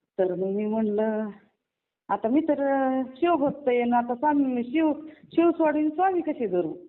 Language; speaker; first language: Marathi; native; Marathi